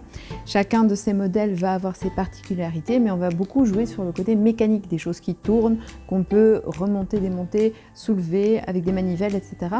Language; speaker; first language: French; native; French